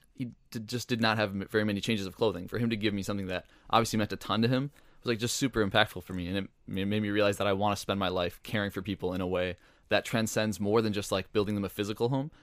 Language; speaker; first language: English; native; English